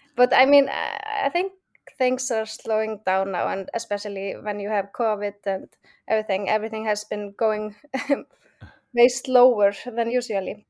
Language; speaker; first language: English; non-native, fluent; Icelandic